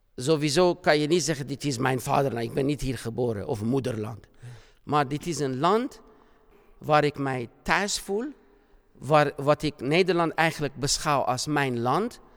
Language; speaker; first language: Dutch; non-native, fluent; Persian